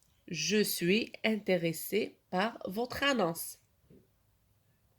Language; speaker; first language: French; non-native, local second language; Arabic